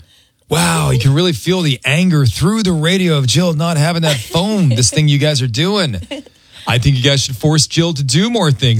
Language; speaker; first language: English; native; English